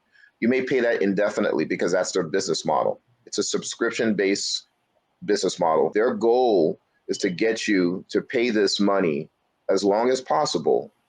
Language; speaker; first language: English; native; English